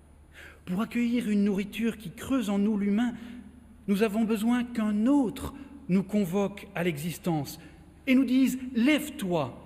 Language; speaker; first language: French; native; French